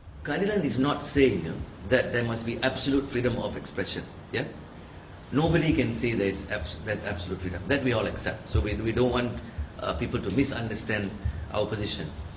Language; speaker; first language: English; non-native, local second language; Tamil